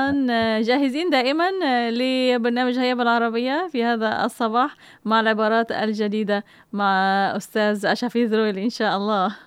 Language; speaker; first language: Arabic; non-native, fluent; Malay